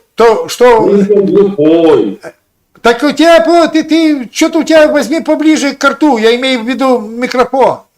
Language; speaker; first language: Russian; non-native, local second language; Ukrainian